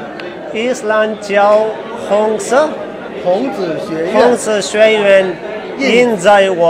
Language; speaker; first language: Chinese; non-native, learner; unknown